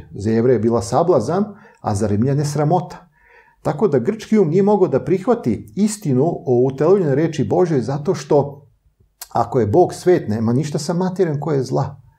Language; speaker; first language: Serbian; native; Serbian